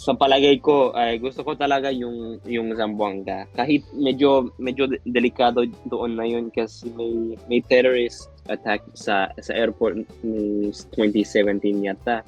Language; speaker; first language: Filipino; non-native, fluent; Spanish